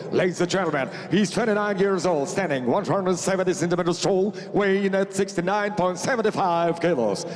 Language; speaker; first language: English; non-native, fluent; Russian